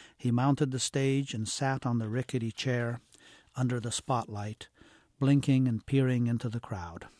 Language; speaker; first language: English; early bilingual, heritage; English